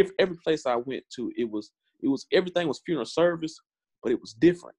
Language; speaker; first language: English; native; English